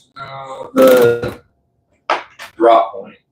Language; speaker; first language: English; native; English